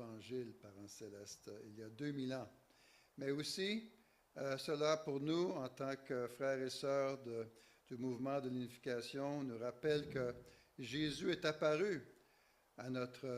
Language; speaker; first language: French; native; French